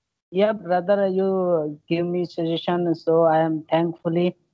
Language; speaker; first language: English; non-native, learner; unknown